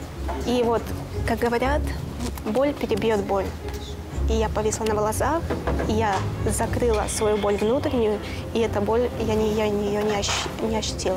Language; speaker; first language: Russian; native; Russian